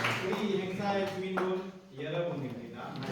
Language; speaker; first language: Korean; non-native, fluent; Hindi